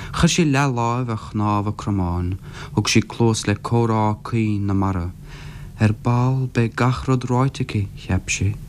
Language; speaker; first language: Irish; non-native, local second language; English